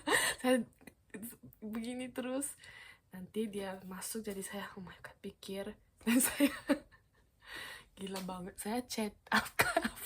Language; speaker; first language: Indonesian; non-native, fluent; Korean